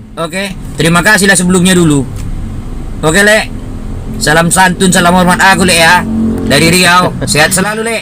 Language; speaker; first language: Indonesian; native; Indonesian